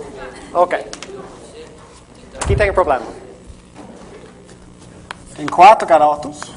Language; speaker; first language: Portuguese; non-native, fluent; English